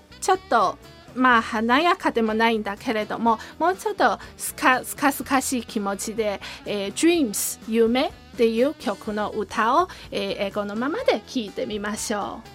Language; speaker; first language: Japanese; non-native, fluent; Chinese